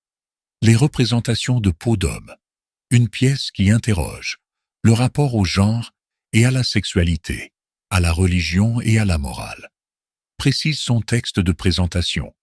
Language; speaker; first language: French; native; French